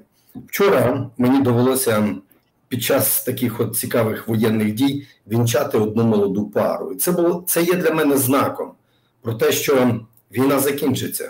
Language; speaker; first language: Ukrainian; native; Ukrainian